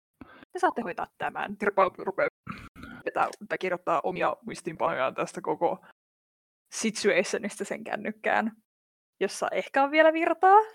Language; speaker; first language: Finnish; native; Finnish